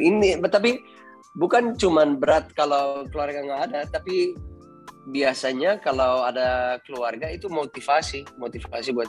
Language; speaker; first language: Indonesian; non-native, fluent; Dutch